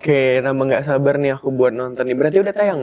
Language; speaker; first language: Indonesian; native; Indonesian